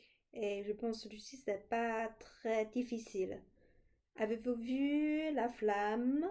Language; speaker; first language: French; non-native, fluent; Chinese